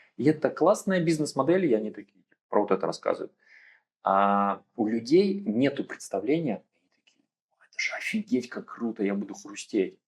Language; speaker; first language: Russian; native; Russian